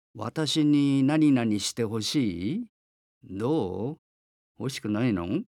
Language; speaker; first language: Japanese; native; Japanese